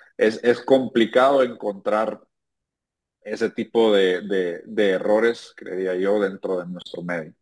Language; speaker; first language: Spanish; native; Spanish